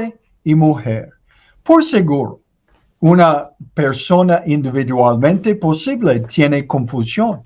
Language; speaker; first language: Spanish; non-native, learner; English